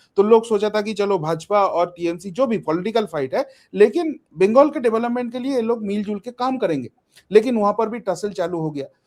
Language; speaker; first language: Hindi; non-native, local second language; Bangla